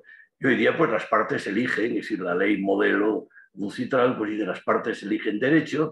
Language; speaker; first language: Spanish; native; Spanish